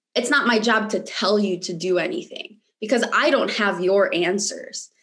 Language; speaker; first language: English; early bilingual, other home language; Romanian